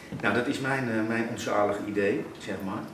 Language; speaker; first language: Dutch; native; Dutch